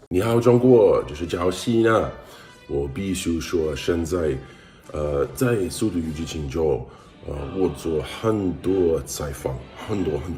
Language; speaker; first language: Chinese; non-native, learner; English